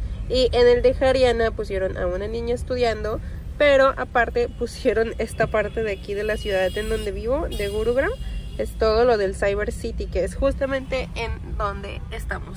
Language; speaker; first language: Spanish; native; Spanish